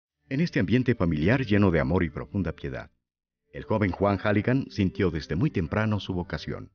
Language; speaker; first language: Spanish; native; Spanish